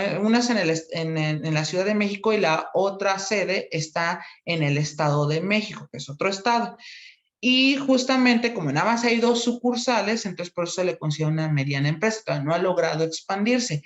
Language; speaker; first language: Spanish; native; Spanish